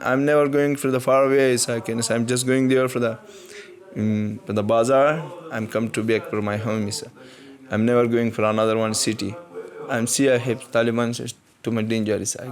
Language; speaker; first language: English; non-native, learner; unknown